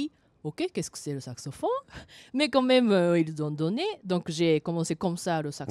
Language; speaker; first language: French; non-native, fluent; Japanese